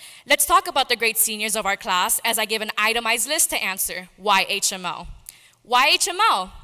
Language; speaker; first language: English; early bilingual, other home language; Spanish